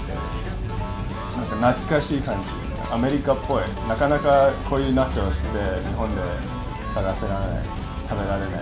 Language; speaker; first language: Japanese; early bilingual, other home language; English